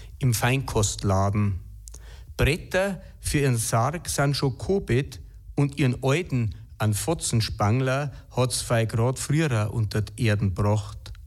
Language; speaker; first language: German; native; German